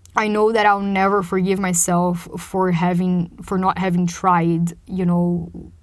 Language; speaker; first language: English; non-native, fluent; Portuguese